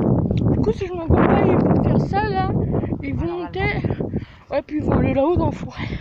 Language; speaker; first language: French; native; French